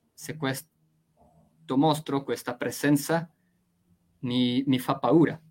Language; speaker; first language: Italian; non-native, fluent; Spanish